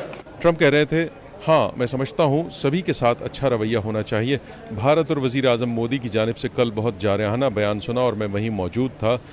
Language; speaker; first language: Urdu; native; Urdu